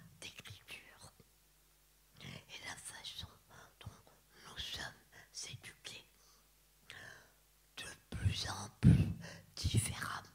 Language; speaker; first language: French; native; French